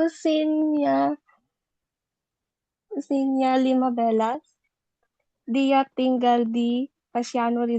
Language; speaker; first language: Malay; non-native, learner; Filipino